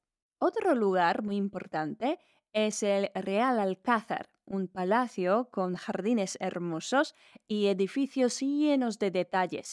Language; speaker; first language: Spanish; non-native, fluent; Polish